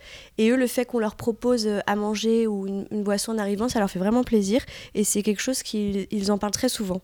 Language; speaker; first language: French; native; French